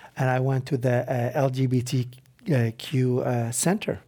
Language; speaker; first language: English; non-native, fluent; Arabic